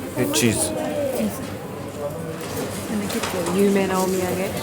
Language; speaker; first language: Japanese; non-native, fluent; Estonian